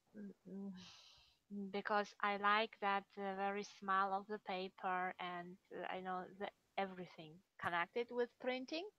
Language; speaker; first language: English; non-native, fluent; Russian